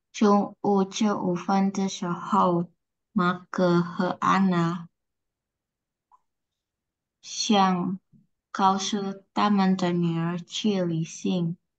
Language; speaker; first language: Chinese; non-native, learner; Indonesian